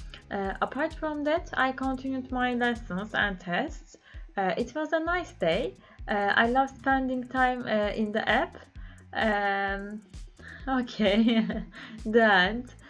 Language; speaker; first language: English; non-native, learner; Turkish